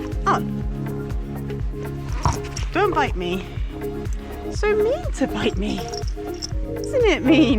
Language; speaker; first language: English; native; English